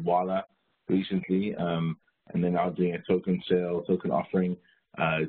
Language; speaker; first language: English; native; English